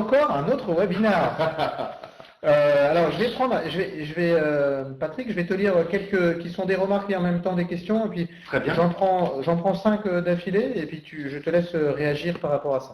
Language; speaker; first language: French; native; French